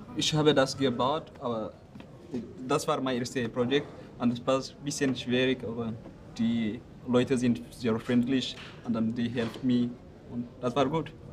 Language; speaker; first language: German; non-native, learner; Tigrinya